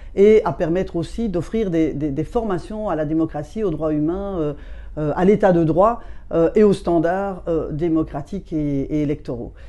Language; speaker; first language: French; native; French